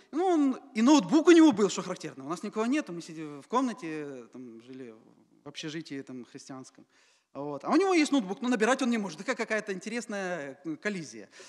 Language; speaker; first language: Russian; native; Russian